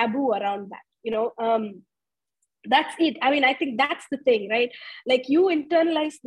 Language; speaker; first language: English; non-native, local second language; Tamil